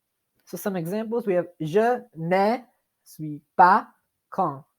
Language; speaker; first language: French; non-native, fluent; English